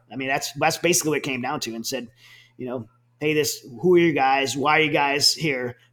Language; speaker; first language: English; native; English